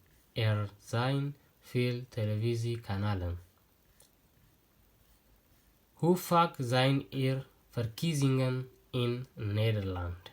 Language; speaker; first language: Dutch; non-native, learner; Tigrinya